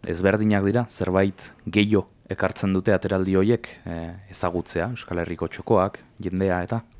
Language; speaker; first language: Basque; native; Basque